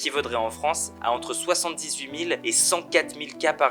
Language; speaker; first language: French; native; French